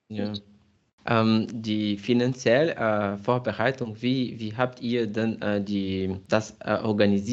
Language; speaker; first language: German; non-native, fluent; Portuguese